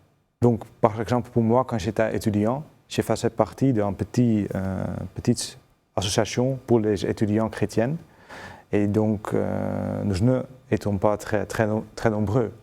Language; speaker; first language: French; non-native, fluent; Dutch